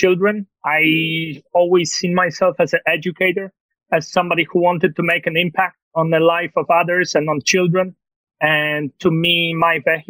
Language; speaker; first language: English; non-native, fluent; Polish